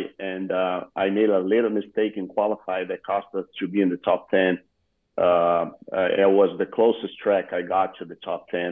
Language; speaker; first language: English; non-native, fluent; Portuguese